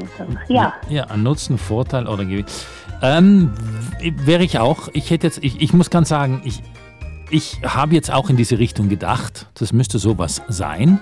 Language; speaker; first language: German; native; German